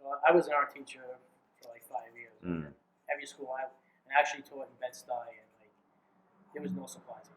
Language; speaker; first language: English; native; English